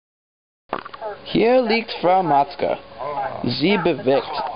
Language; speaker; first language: German; non-native, learner; English